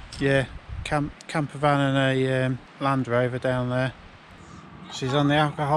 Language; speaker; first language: English; native; English